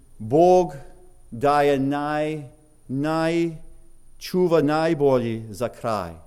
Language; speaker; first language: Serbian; early bilingual, heritage; English